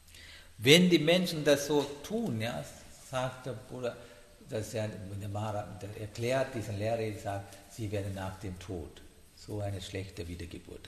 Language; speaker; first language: German; non-native, learner; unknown